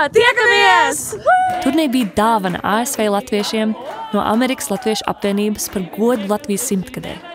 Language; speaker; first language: Latvian; early bilingual, heritage; Latvian